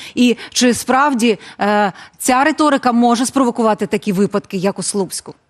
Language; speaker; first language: Ukrainian; native; Ukrainian